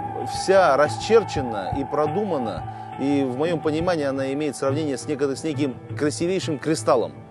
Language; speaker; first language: Russian; native; Russian